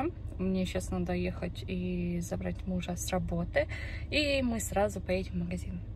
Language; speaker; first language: Russian; early bilingual, heritage; Russian